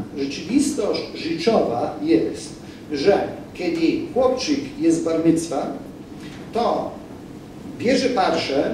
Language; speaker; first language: Polish; non-native, fluent; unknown